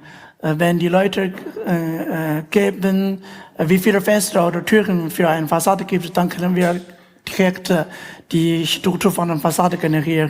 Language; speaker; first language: German; non-native, learner; Chinese